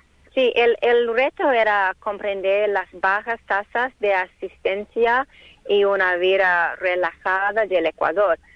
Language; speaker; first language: Spanish; non-native, learner; English